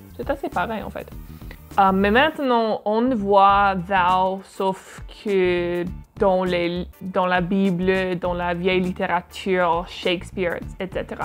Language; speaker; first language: French; non-native, fluent; English